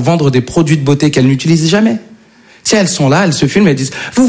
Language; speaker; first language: French; native; French